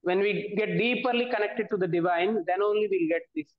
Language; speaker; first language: English; non-native, local second language; Telugu